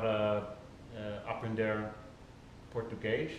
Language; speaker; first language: Portuguese; non-native, fluent; English